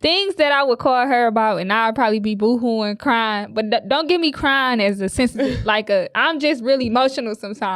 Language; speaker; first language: English; native; English